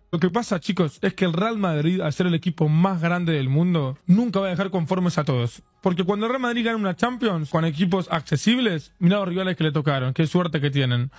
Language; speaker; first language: Spanish; native; Spanish